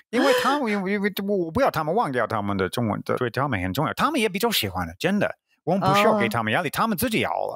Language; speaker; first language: Chinese; non-native, fluent; English